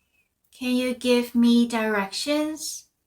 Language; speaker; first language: English; non-native, fluent; Korean